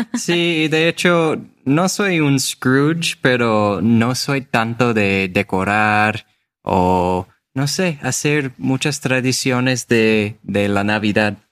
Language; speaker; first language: Spanish; non-native, fluent; English